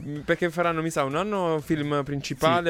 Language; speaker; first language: Italian; native; Italian